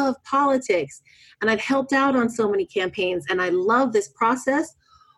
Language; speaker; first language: English; native; English